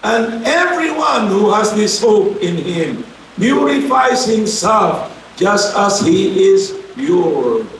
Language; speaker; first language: English; non-native, local second language; Filipino